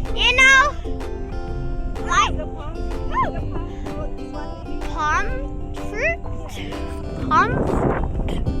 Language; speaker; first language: English; non-native, learner; Indonesian